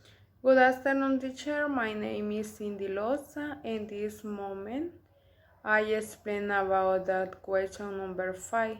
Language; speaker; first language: English; non-native, learner; Spanish